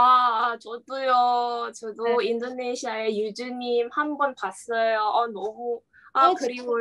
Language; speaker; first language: Korean; non-native, learner; Indonesian